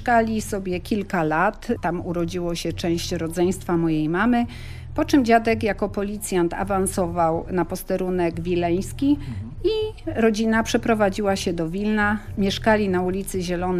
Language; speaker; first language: Polish; native; Polish